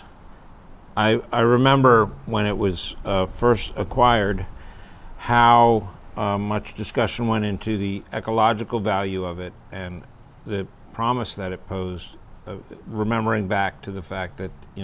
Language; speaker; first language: English; native; English